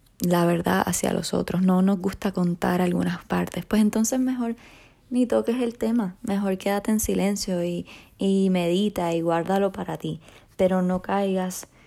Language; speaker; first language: Spanish; native; Spanish